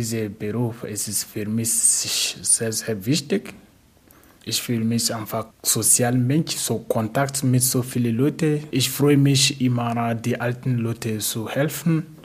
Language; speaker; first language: German; non-native, learner; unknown